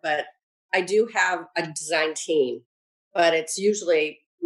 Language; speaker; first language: English; native; English